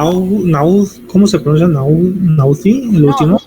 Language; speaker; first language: Spanish; native; Spanish